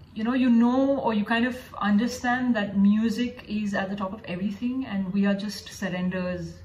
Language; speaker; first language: English; early bilingual, other home language; Tamil